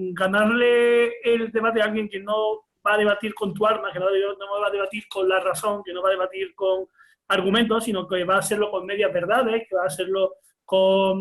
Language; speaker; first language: Spanish; native; Spanish